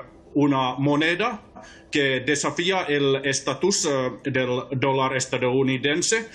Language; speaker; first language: Spanish; non-native, fluent; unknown